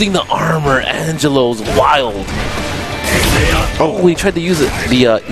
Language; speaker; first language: English; native; English